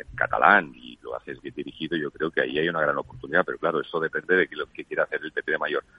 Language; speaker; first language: Spanish; non-native, local second language; Catalan